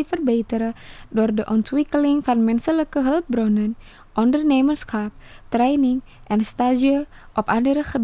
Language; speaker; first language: Dutch; non-native, fluent; Indonesian